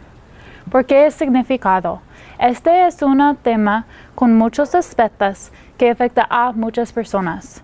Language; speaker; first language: Spanish; non-native, learner; English